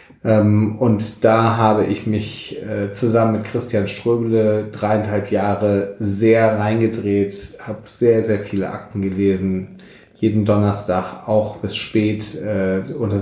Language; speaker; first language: German; native; German